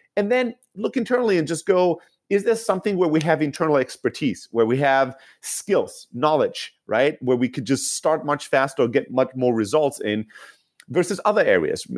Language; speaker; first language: English; non-native, fluent; Greek